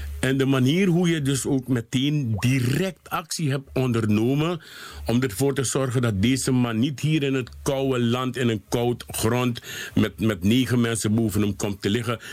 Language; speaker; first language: Dutch; native; Dutch